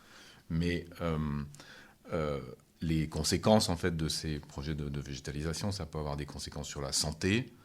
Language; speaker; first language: French; native; French